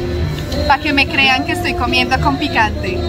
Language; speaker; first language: Spanish; native; Spanish